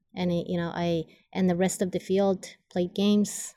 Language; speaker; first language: English; non-native, fluent; Polish